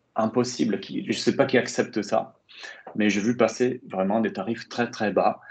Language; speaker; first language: French; non-native, fluent; Italian